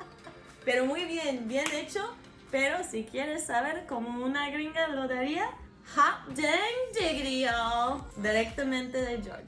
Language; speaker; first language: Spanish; non-native, fluent; English